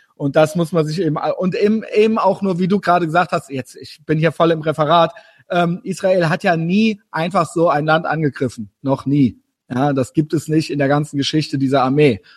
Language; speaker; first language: German; native; German